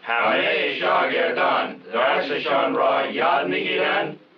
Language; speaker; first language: Persian; non-native, learner; English